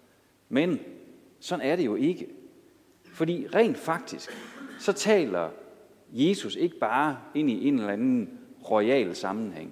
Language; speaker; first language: Danish; native; Danish